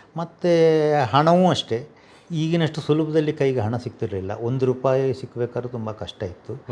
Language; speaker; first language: Kannada; native; Kannada